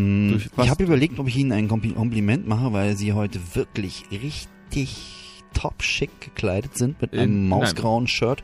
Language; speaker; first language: German; native; German